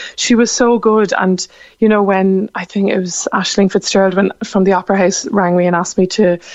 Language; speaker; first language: English; native; English